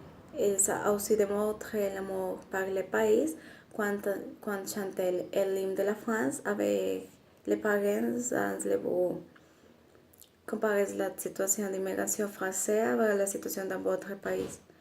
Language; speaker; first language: French; non-native, learner; Spanish